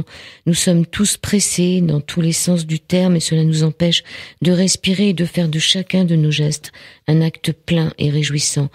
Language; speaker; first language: French; native; French